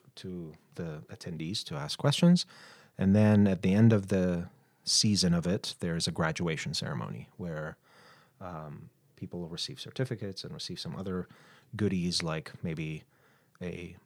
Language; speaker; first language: English; non-native, fluent; Arabic